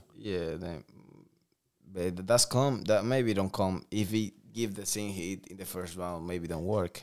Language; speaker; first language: English; non-native, learner; Spanish